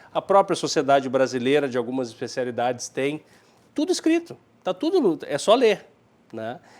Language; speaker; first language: Portuguese; native; Portuguese